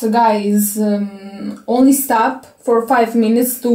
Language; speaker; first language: English; non-native, fluent; Serbian